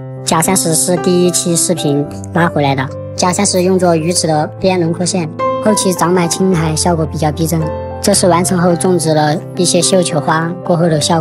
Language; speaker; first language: Chinese; native; Chinese